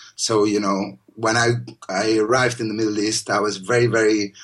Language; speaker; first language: English; non-native, fluent; Spanish